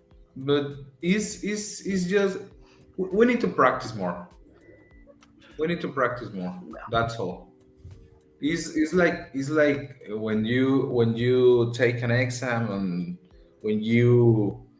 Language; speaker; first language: English; non-native, learner; Spanish